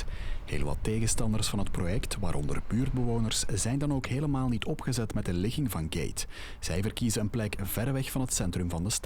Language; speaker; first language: Dutch; native; Dutch